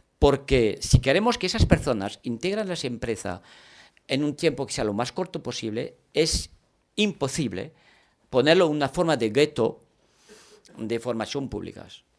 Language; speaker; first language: Spanish; early bilingual, heritage; French